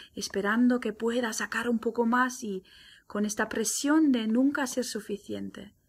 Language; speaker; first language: Spanish; non-native, fluent; German